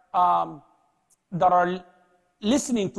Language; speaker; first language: English; early bilingual, other home language; Spanish